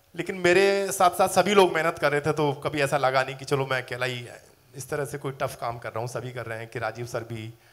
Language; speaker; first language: Hindi; native; Hindi